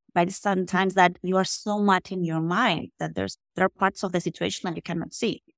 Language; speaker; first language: English; non-native, fluent; Spanish